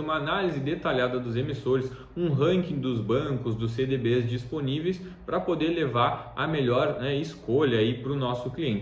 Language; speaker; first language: Portuguese; native; Portuguese